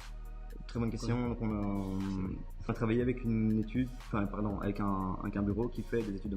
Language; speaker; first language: French; native; French